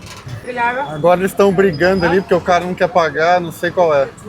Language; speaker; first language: Portuguese; native; Portuguese